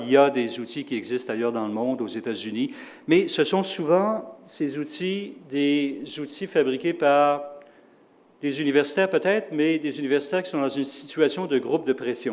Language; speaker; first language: French; native; French